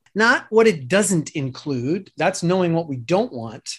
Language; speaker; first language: English; native; English